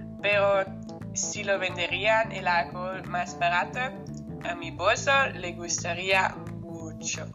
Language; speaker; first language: Spanish; non-native, learner; German